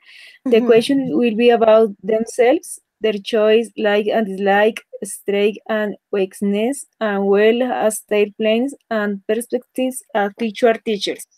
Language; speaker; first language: English; non-native, learner; Spanish